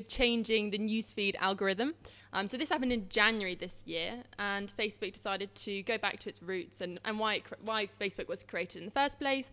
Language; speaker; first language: English; native; English